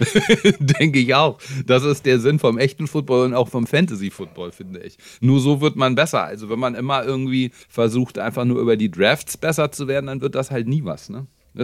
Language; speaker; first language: German; native; German